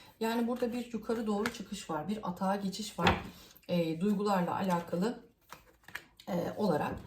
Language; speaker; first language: Turkish; native; Turkish